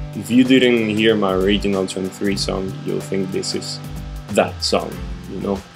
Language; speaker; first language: English; non-native, fluent; Spanish